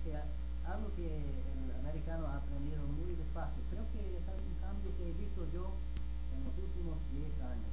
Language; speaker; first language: Spanish; non-native, fluent; English